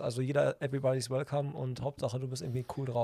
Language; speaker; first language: German; native; German